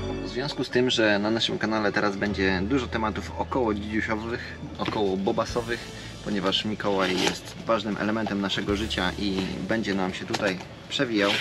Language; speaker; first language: Polish; native; Polish